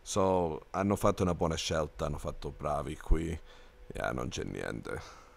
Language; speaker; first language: Italian; non-native, learner; English